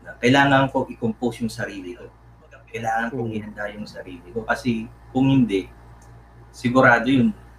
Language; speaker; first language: Filipino; non-native, local second language; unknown